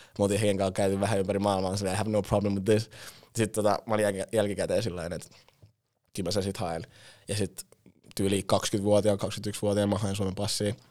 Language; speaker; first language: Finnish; early bilingual, other home language; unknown